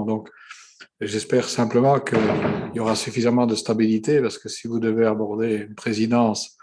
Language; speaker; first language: French; native; French